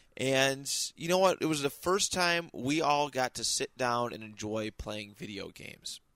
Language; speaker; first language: English; native; English